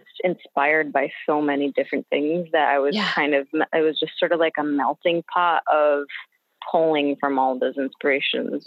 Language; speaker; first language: English; native; English